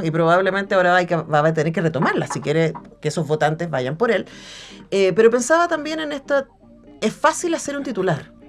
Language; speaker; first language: Spanish; native; Spanish